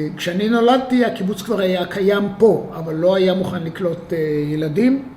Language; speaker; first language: Hebrew; native; Hebrew